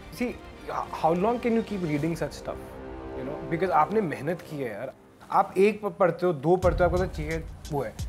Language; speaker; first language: Hindi; native; Hindi